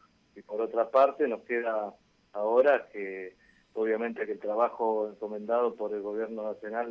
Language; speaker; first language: Spanish; native; Spanish